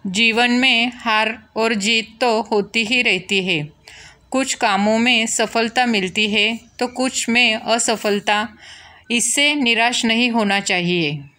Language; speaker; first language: Hindi; non-native, local second language; Marathi